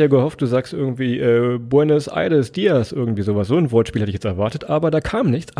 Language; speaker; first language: German; native; German